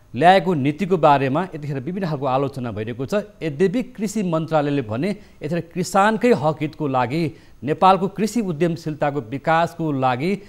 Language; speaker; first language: Nepali; native; Nepali